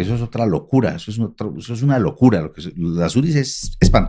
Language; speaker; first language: Spanish; native; Spanish